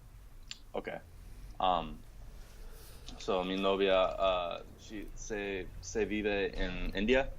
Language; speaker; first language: Spanish; non-native, learner; English